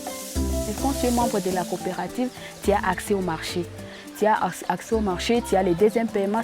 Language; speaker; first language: French; non-native, local second language; Rundi